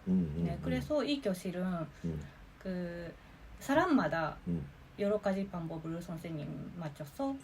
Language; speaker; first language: Korean; non-native, fluent; Japanese